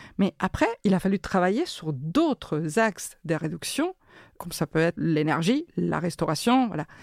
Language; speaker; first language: French; non-native, fluent; Spanish